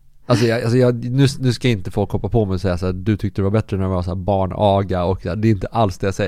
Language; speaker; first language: Swedish; native; Swedish